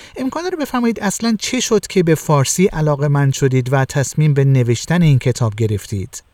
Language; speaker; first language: Persian; native; Persian